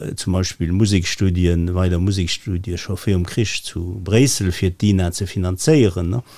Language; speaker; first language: Luxembourgish; native; Luxembourgish